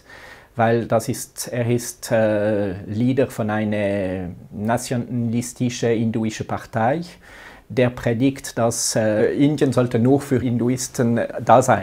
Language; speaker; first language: German; non-native, local second language; French